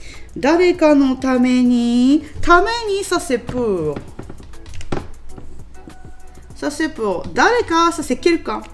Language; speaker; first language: French; non-native, learner; Japanese